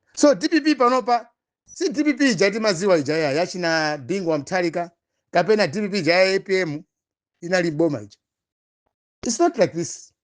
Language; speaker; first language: Nyanja; non-native, local second language; Tumbuka